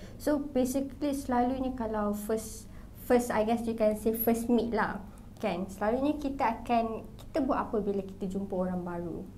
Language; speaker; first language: Malay; native; Malay